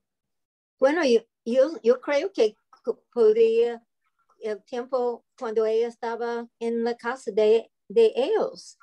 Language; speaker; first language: Spanish; non-native, learner; English